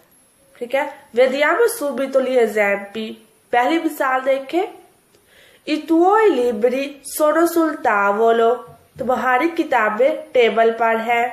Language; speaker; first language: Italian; non-native, fluent; Urdu